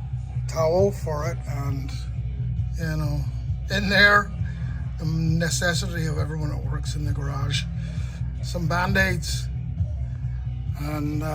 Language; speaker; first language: English; native; English